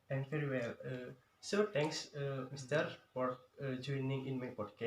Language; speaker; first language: English; non-native, learner; Indonesian